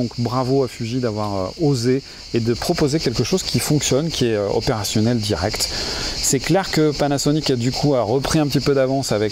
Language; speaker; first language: French; native; French